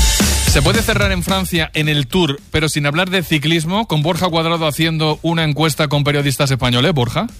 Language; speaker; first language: Spanish; native; Spanish